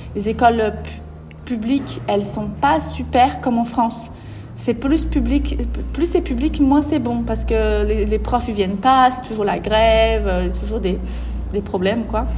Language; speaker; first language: French; early bilingual, other home language; Portuguese